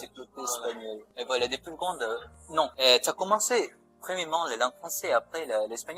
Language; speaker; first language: French; non-native, learner; Filipino